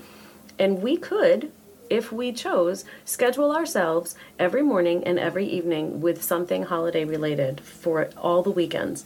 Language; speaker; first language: English; native; English